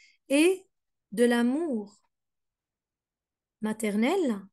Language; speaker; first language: French; non-native, fluent; Arabic